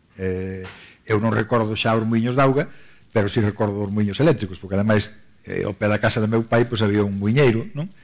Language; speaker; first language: Galician; native; Galician